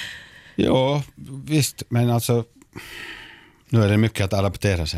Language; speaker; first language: Swedish; non-native, local second language; Finnish